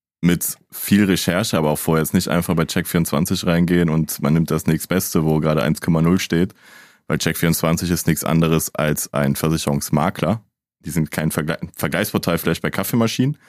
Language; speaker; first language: German; native; German